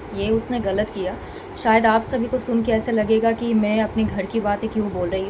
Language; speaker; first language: Hindi; non-native, local second language; Bangla